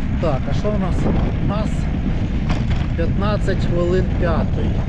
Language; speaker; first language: Ukrainian; native; Ukrainian